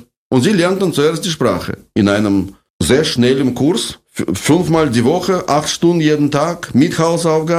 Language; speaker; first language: German; non-native, fluent; Russian